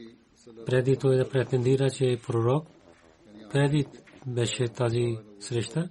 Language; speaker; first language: Bulgarian; non-native, learner; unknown